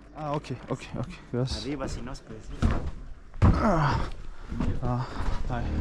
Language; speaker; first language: Spanish; non-native, learner; Turkish